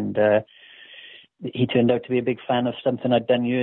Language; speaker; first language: English; native; English